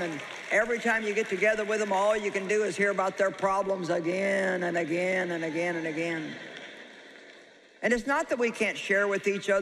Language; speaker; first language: English; native; English